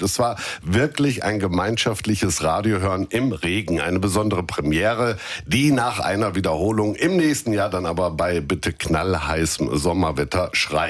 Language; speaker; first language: German; native; German